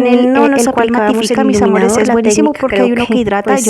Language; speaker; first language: Spanish; native; Spanish